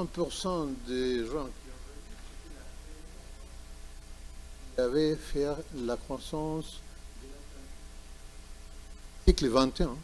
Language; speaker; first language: French; non-native, learner; Spanish